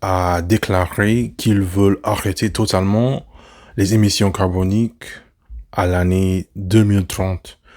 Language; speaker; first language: French; non-native, learner; English